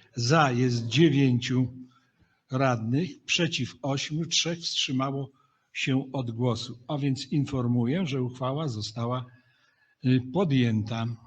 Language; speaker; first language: Polish; native; Polish